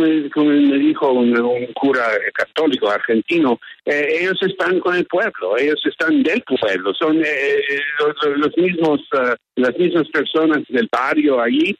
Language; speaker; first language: Spanish; early bilingual, heritage; English